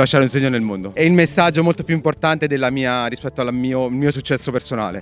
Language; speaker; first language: Italian; native; Italian